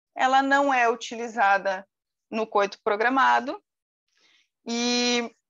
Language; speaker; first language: Portuguese; native; Portuguese